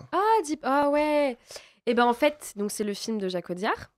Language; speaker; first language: French; native; French